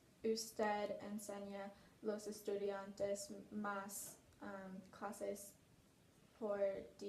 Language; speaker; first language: Spanish; non-native, learner; English